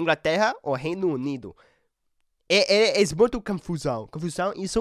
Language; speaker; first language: Portuguese; non-native, learner; English